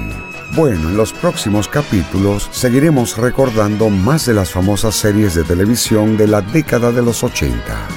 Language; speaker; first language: Spanish; native; Spanish